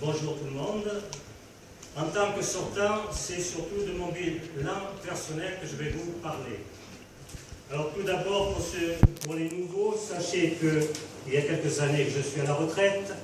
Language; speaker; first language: French; native; French